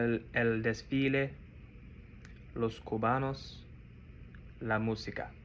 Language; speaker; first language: Spanish; non-native, learner; English